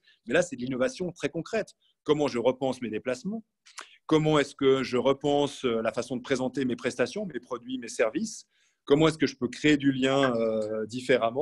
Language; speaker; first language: French; native; French